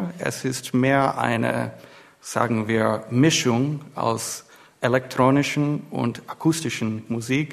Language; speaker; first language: German; non-native, fluent; English